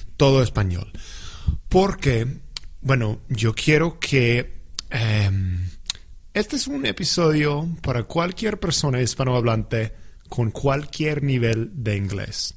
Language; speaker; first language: Spanish; non-native, fluent; English